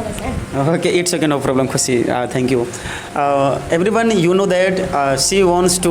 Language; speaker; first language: English; non-native, local second language; Hindi